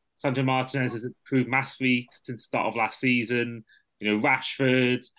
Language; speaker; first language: English; native; English